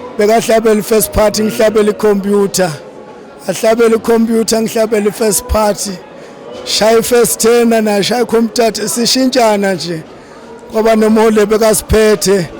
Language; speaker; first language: Zulu; non-native, local second language; Swati